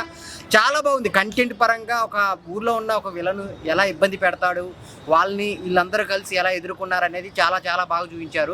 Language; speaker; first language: Telugu; native; Telugu